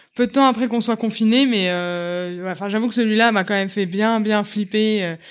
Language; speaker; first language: French; native; French